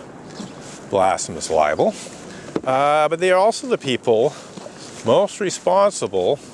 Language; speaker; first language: English; native; English